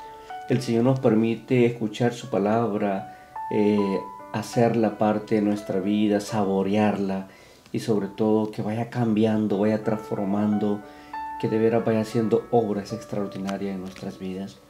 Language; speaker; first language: Spanish; native; Spanish